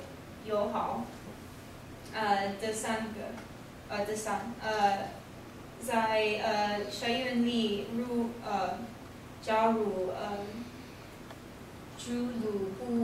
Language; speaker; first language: Chinese; non-native, learner; English